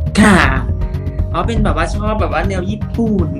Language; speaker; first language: Thai; native; Thai